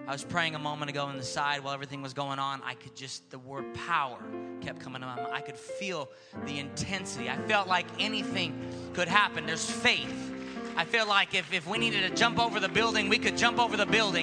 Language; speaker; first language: English; native; English